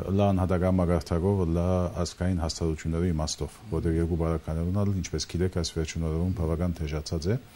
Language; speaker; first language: Armenian; early bilingual, heritage; Armenian